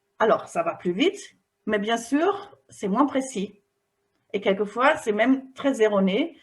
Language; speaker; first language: French; non-native, fluent; German